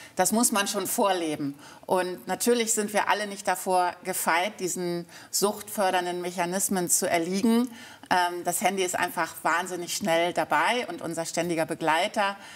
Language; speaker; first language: German; native; German